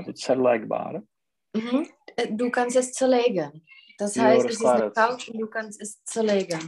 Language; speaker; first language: German; non-native, fluent; Czech